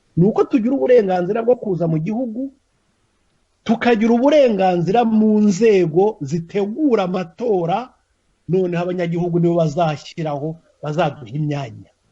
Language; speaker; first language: Kinyarwanda; native; Kinyarwanda